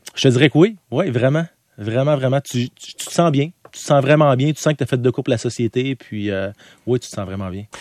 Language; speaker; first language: French; native; French